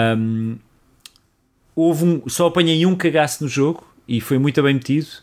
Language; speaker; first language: Portuguese; native; Portuguese